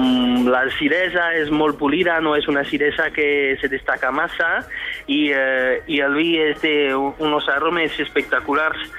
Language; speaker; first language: Catalan; non-native, fluent; French